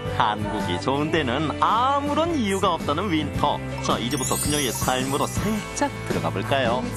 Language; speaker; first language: Korean; native; Korean